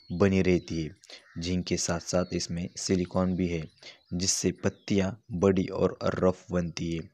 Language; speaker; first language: Hindi; non-native, local second language; Marathi